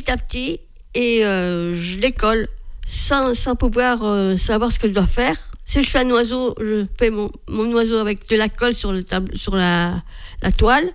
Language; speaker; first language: French; native; French